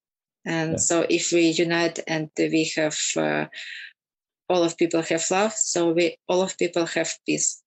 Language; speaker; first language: English; non-native, learner; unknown